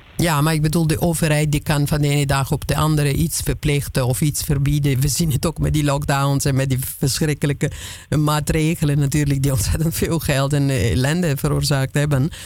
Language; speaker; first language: Dutch; non-native, fluent; Italian